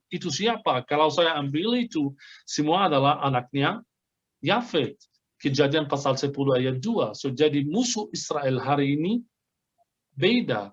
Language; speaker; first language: Indonesian; non-native, fluent; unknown